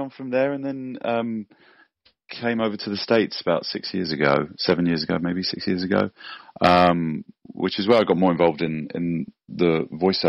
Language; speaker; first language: English; native; English